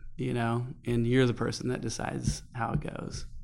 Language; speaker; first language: English; native; English